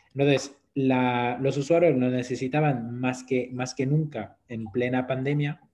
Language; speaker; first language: Spanish; non-native, fluent; French